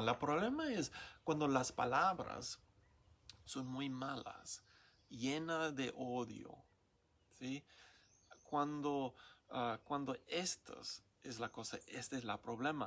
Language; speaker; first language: Spanish; non-native, learner; English